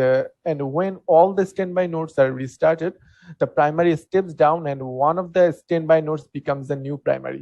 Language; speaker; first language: English; non-native, local second language; Bangla